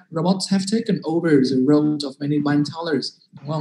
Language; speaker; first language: English; non-native, fluent; Vietnamese